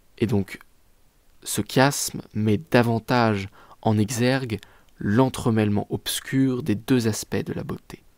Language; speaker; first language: French; native; French